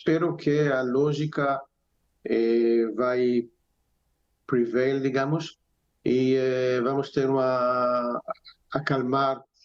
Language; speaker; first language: Portuguese; non-native, fluent; Hebrew